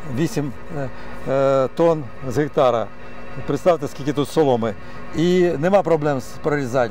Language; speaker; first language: Ukrainian; native; Ukrainian